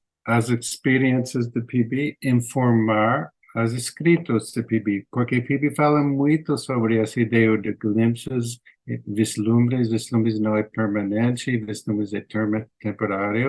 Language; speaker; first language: Portuguese; non-native, learner; English